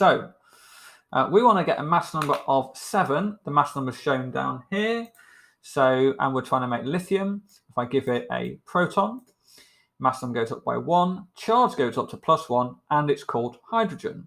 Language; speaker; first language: English; native; English